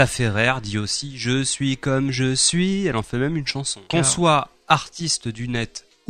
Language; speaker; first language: French; native; French